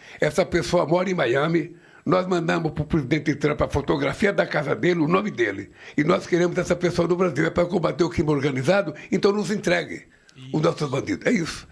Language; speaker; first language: Portuguese; native; Portuguese